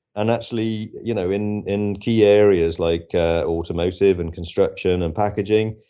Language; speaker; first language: English; native; English